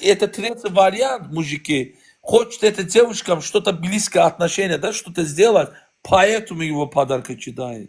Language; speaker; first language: Russian; non-native, learner; Azerbaijani